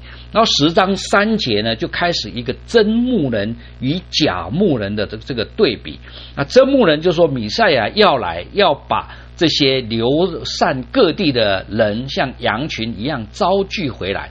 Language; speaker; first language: Chinese; native; Chinese